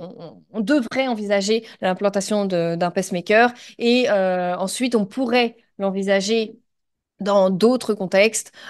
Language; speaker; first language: French; native; French